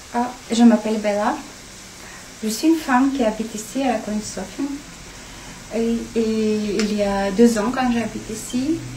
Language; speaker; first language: French; non-native, fluent; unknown